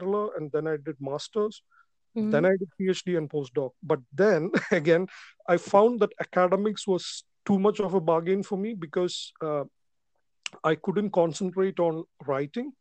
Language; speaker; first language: English; non-native, local second language; Malayalam